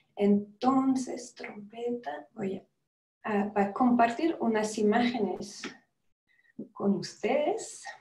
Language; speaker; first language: Spanish; non-native, fluent; French